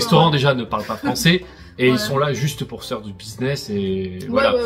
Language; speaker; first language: French; native; French